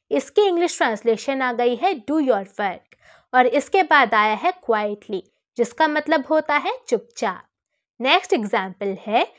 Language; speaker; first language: Hindi; native; Hindi